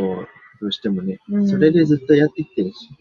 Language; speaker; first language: Japanese; native; Japanese